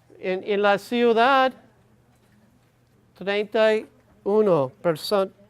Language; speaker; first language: Spanish; non-native, learner; English